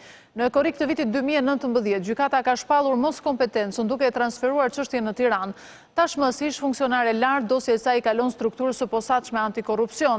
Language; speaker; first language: Albanian; native; Albanian